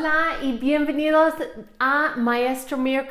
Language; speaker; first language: Spanish; non-native, fluent; English